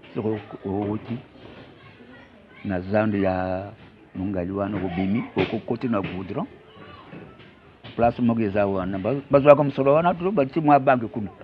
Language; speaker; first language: Lingala; native; Lingala